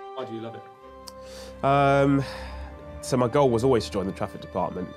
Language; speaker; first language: English; native; English